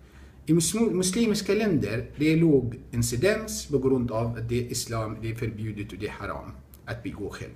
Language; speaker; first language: Swedish; non-native, fluent; Arabic